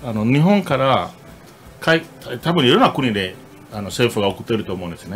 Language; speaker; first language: Japanese; non-native, fluent; English